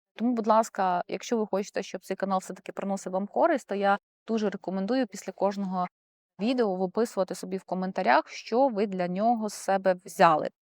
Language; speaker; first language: Ukrainian; non-native, local second language; Russian